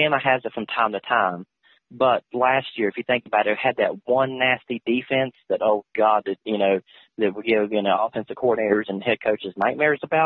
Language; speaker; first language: English; native; English